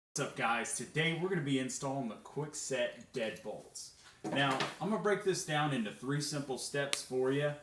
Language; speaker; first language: English; native; English